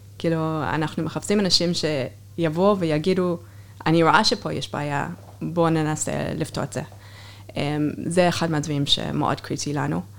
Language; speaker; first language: Hebrew; non-native, fluent; English